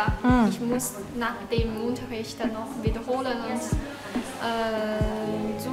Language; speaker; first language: German; non-native, learner; Chinese